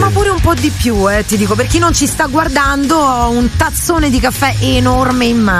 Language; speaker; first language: Italian; native; Italian